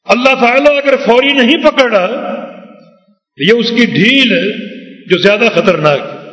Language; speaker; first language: Urdu; native; Urdu